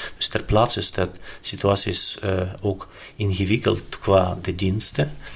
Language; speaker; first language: Dutch; non-native, fluent; Ukrainian